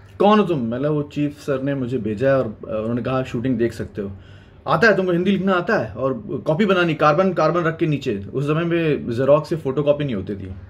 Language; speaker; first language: Hindi; native; Hindi